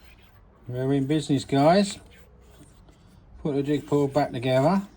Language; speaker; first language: English; native; English